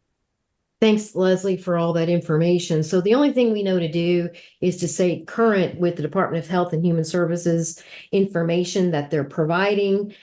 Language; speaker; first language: English; native; English